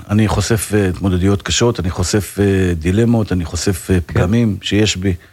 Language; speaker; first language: Hebrew; native; Hebrew